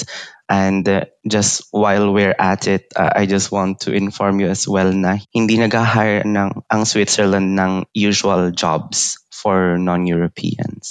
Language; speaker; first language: English; non-native, local second language; Iloko